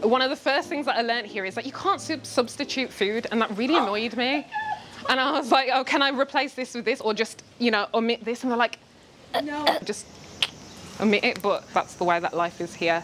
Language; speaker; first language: English; native; English